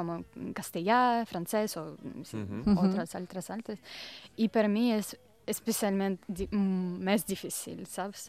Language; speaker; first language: Catalan; non-native, learner; Russian